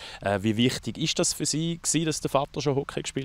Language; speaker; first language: German; native; German